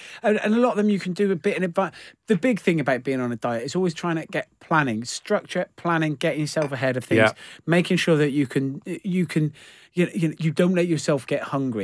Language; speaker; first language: English; native; English